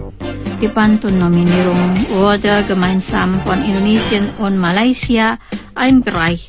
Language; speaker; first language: German; non-native, fluent; Indonesian